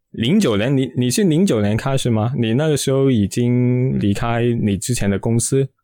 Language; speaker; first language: Chinese; non-native, local second language; Cantonese